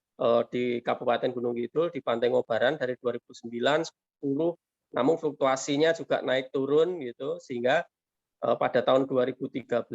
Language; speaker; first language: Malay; non-native, local second language; Javanese